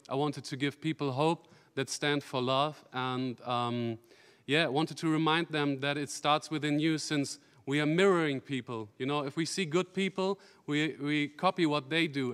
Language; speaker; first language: English; non-native, fluent; German